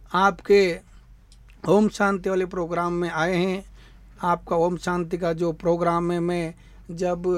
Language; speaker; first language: Hindi; native; Hindi